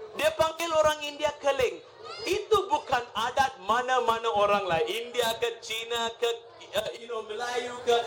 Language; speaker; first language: Malay; non-native, local second language; Tamil